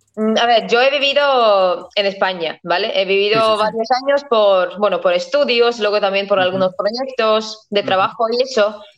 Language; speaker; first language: Spanish; non-native, fluent; Latvian